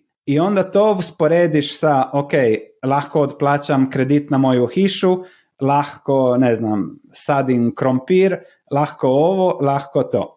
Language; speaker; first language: Slovenian; non-native, learner; Croatian